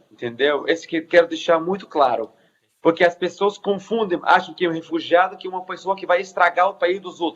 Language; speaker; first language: Portuguese; non-native, fluent; Arabic